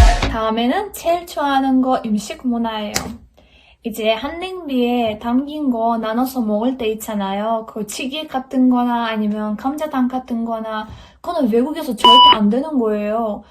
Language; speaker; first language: Korean; non-native, fluent; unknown